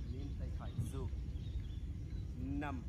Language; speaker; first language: Vietnamese; non-native, learner; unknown